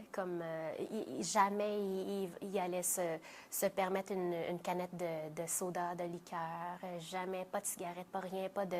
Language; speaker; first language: French; early bilingual, other home language; Vietnamese